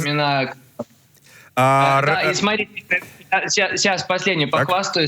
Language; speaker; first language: Russian; early bilingual, heritage; Russian